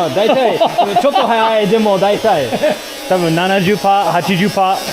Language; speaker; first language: Japanese; non-native, learner; English